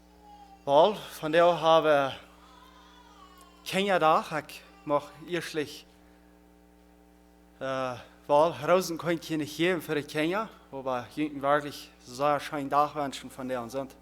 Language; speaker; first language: German; non-native, learner; Plautdietsch